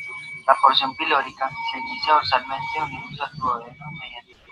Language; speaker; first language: Spanish; native; Spanish